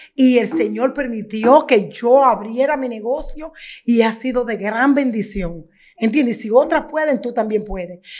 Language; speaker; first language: Spanish; native; Spanish